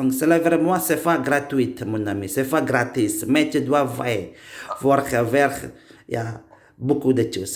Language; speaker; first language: French; non-native, learner; Indonesian